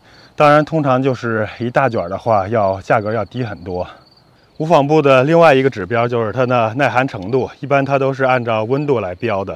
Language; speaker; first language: Chinese; native; Chinese